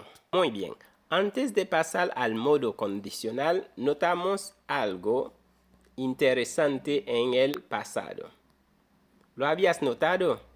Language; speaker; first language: Spanish; non-native, fluent; Haitian Creole